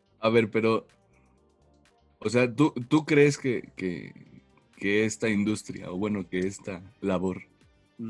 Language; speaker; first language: Spanish; native; Spanish